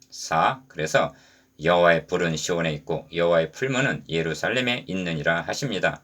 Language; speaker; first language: Korean; native; Korean